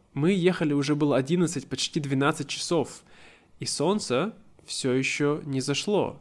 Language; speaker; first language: Russian; native; Russian